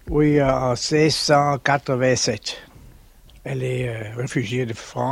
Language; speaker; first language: French; early bilingual, heritage; German